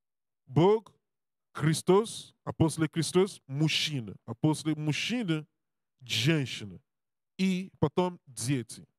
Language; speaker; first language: Russian; non-native, learner; English